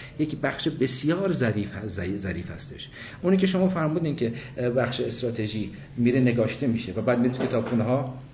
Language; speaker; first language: Persian; early bilingual, other home language; English